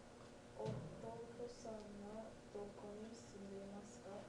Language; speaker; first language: Japanese; non-native, learner; English